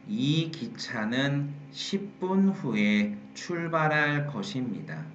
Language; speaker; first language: Korean; non-native, fluent; Vietnamese